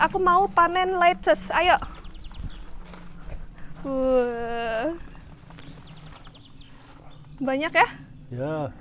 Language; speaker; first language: Indonesian; native; Indonesian